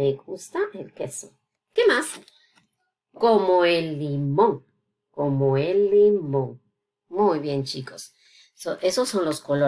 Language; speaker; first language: Spanish; non-native, fluent; English